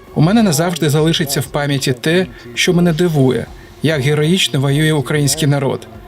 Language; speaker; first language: Ukrainian; non-native, fluent; Georgian